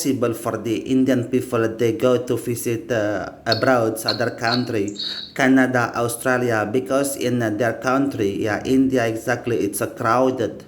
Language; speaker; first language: English; non-native, learner; Indonesian